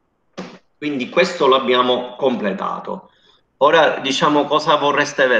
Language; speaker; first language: Italian; native; Italian